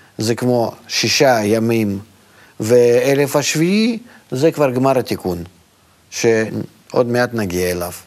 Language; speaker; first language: Hebrew; non-native, fluent; Russian